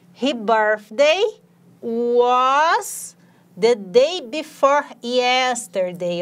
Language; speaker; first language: English; non-native, fluent; Portuguese